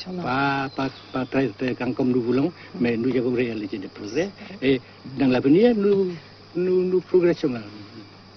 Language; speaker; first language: French; non-native, local second language; Vietnamese